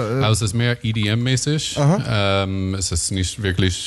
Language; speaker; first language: German; non-native, fluent; English